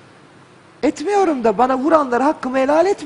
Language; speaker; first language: Turkish; native; Turkish